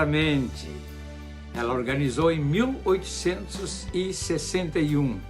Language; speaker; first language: Portuguese; native; Portuguese